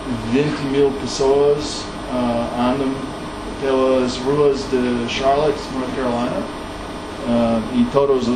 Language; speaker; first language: Portuguese; non-native, learner; English